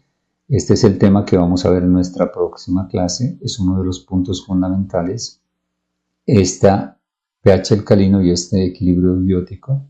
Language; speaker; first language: Spanish; native; Spanish